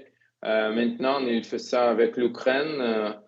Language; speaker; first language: French; non-native, fluent; Ukrainian